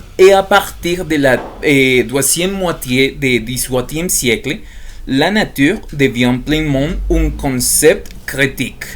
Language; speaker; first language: French; non-native, fluent; Spanish